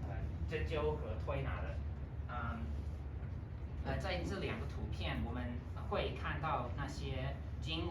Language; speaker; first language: Chinese; non-native, learner; English